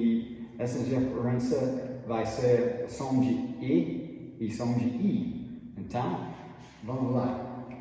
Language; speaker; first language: Portuguese; non-native, fluent; English